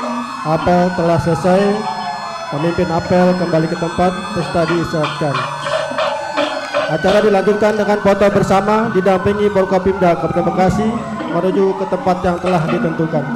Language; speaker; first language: Indonesian; native; Indonesian